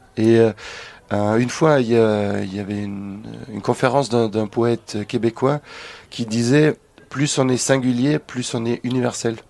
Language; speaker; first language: French; non-native, fluent; German